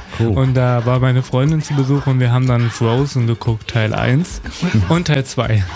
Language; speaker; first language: German; native; German